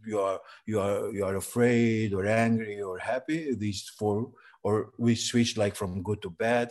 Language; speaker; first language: English; non-native, fluent; Serbian